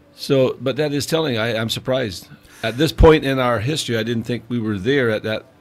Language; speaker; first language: English; native; English